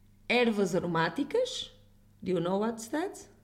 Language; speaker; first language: English; non-native, fluent; Portuguese